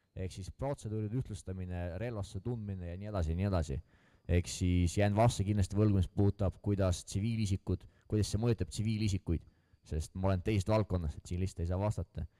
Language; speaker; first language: Estonian; non-native, local second language; Russian